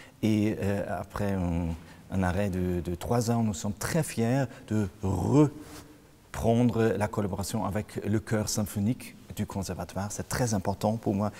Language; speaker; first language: French; non-native, fluent; German